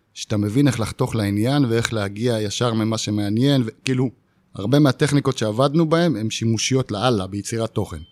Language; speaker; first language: Hebrew; native; Hebrew